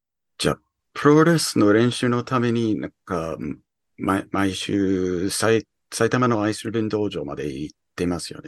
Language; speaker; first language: Japanese; early bilingual, heritage; English